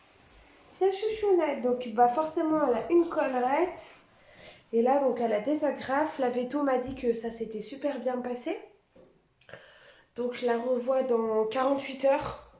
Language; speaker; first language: French; native; French